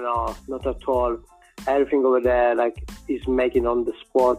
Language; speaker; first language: English; non-native, fluent; Italian